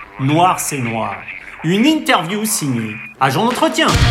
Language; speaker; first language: French; native; French